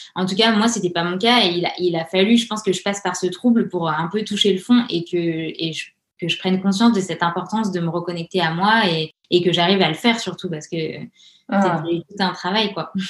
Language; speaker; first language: French; native; French